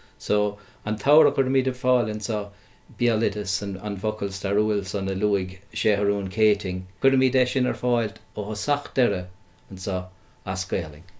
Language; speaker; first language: Irish; native; Irish